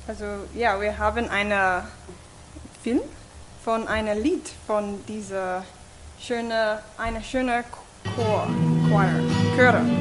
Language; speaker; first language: German; non-native, fluent; English